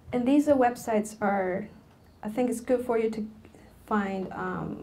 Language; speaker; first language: English; non-native, fluent; Chinese